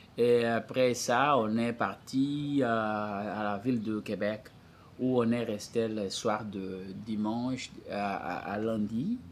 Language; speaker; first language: French; non-native, fluent; Portuguese